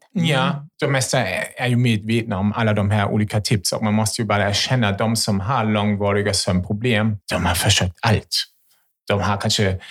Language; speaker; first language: Swedish; non-native, fluent; German